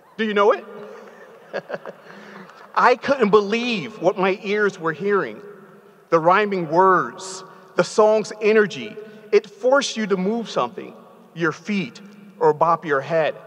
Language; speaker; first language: English; native; English